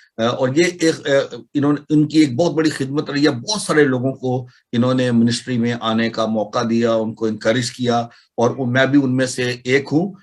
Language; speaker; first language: Urdu; native; Urdu